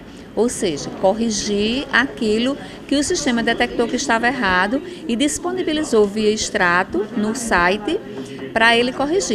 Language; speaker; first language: Portuguese; native; Portuguese